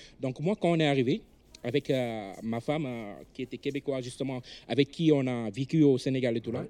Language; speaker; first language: French; non-native, local second language; Wolof